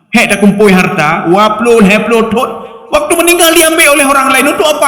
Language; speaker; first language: Indonesian; native; Indonesian